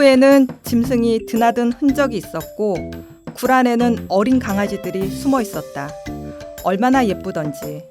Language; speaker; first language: Korean; native; Korean